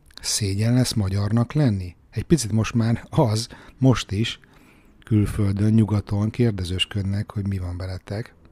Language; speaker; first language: Hungarian; native; Hungarian